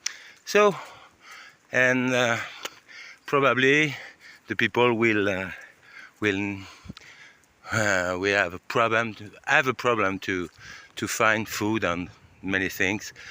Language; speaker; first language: English; non-native, learner; French